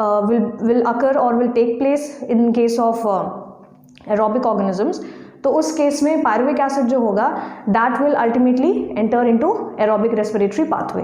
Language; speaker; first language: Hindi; native; Hindi